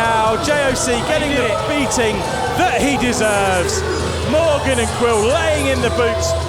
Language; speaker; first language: English; native; English